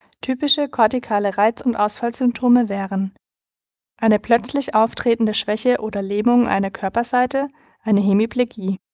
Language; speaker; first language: German; native; German